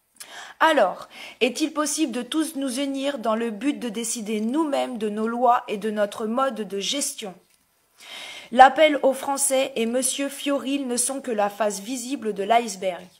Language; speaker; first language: French; native; French